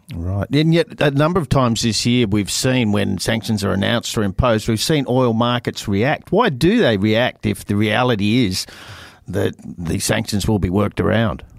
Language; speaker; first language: English; native; English